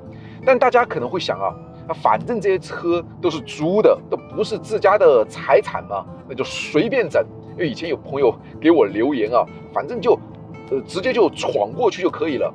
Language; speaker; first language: Chinese; native; Chinese